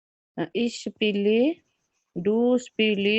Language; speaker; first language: German; non-native, learner; Urdu